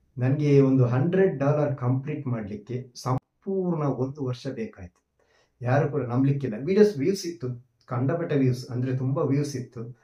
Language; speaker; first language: Kannada; non-native, local second language; Malayalam